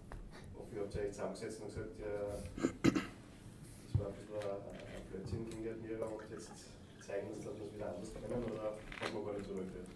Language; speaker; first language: German; native; German